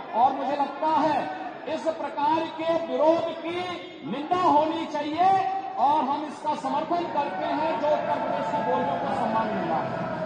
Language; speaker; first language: Hindi; native; Hindi